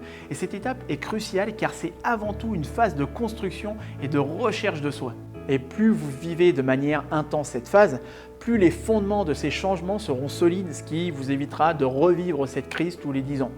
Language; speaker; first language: French; native; French